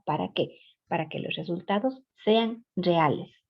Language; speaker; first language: Spanish; native; Spanish